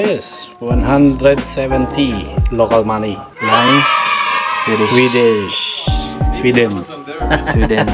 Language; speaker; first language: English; non-native, local second language; Filipino